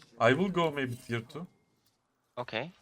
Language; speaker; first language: English; non-native, learner; Turkish